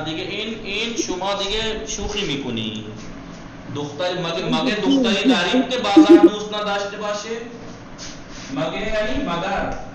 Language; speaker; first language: Persian; non-native, fluent; Urdu